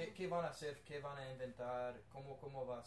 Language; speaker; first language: Spanish; non-native, learner; English